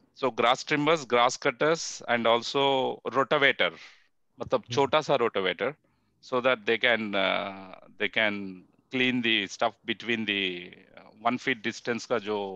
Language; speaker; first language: Hindi; non-native, local second language; Telugu